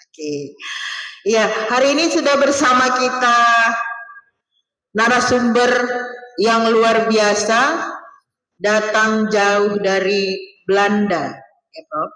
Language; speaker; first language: Indonesian; native; Indonesian